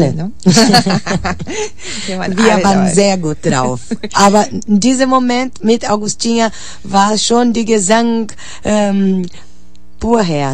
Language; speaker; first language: German; non-native, fluent; Portuguese